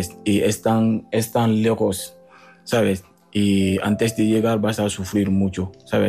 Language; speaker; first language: Spanish; non-native, learner; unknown